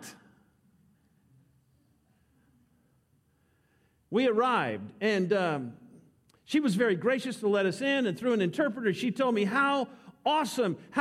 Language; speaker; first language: English; native; English